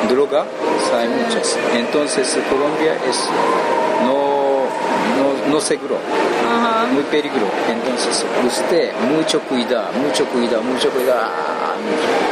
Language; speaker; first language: Spanish; non-native, learner; Japanese